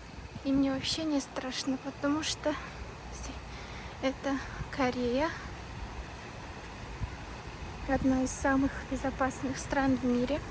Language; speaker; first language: Russian; non-native, local second language; Kazakh